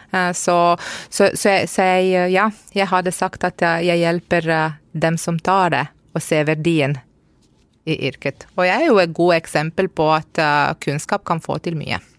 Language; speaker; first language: Norwegian; non-native, fluent; Romanian